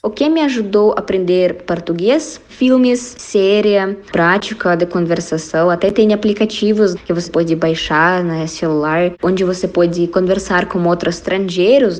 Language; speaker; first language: Portuguese; non-native, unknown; Russian